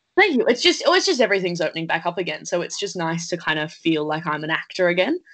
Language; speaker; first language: English; native; English